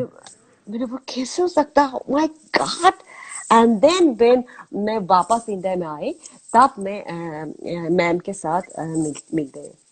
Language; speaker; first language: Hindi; non-native, learner; Azerbaijani